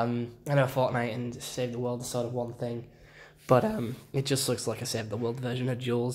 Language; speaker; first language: English; native; English